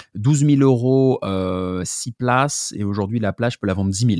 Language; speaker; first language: French; native; French